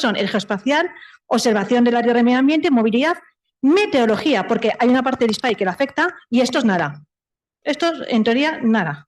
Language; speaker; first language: Spanish; native; Spanish